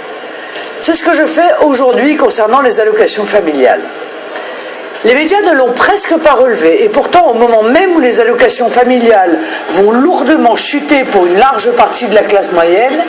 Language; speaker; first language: French; native; French